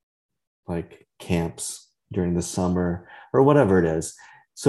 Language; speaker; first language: English; early bilingual, other home language; Vietnamese